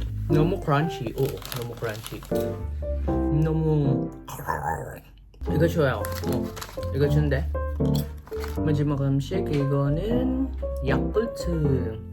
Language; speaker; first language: Korean; non-native, learner; Filipino